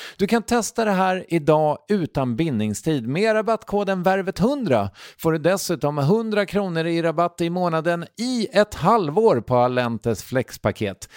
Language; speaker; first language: Swedish; native; Swedish